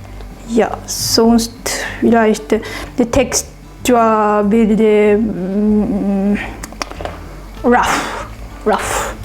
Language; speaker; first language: German; non-native, learner; Japanese